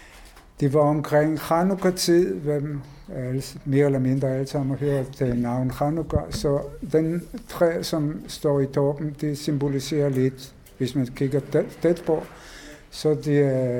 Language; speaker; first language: Danish; non-native, fluent; Hebrew